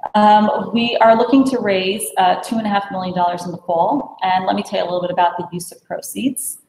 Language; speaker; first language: English; native; English